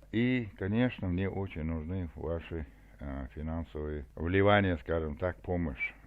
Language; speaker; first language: Russian; non-native, local second language; Chechen